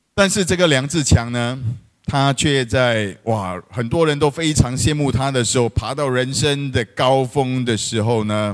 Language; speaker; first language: Chinese; native; Chinese